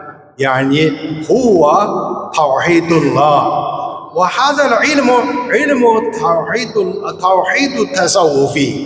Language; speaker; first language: Arabic; non-native, fluent; Chinese